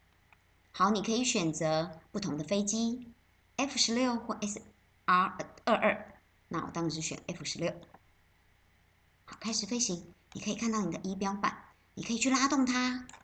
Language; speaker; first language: Chinese; native; Chinese